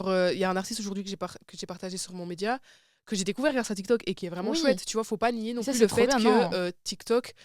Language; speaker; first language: French; native; French